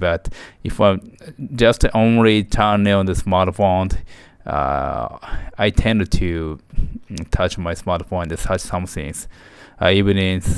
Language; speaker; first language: English; non-native, learner; Japanese